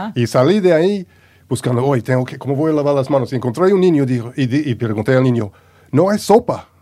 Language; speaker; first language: Spanish; non-native, fluent; English